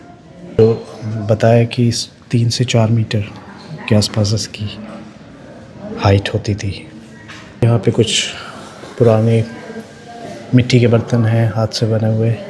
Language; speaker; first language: Hindi; native; Hindi